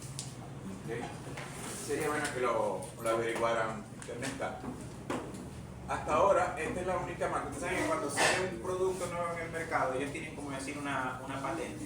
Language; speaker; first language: Spanish; native; Spanish